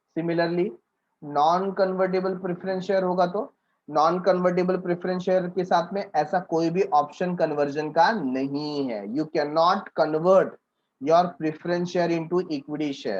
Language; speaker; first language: Hindi; native; Hindi